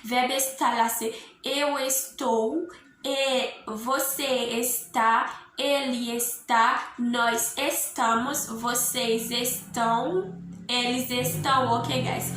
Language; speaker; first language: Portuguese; non-native, learner; Haitian Creole